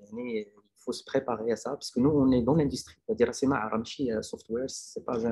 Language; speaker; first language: French; non-native, local second language; Arabic